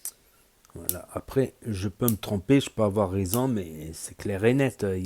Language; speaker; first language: French; native; French